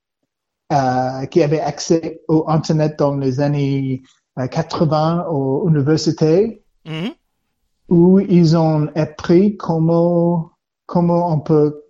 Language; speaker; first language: French; non-native, learner; English